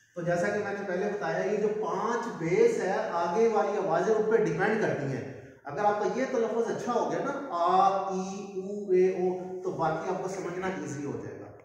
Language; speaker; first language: Urdu; non-native, local second language; Punjabi